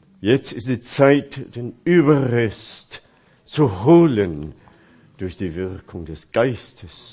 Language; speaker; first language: German; non-native, fluent; Chinese